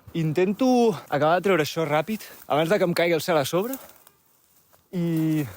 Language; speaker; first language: Catalan; native; Catalan